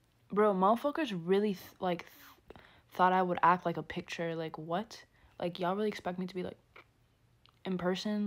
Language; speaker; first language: English; early bilingual, other home language; Spanish